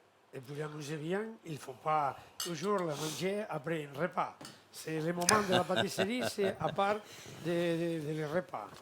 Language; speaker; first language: French; non-native, learner; Catalan